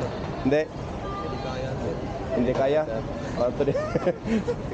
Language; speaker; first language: Filipino; non-native, learner; English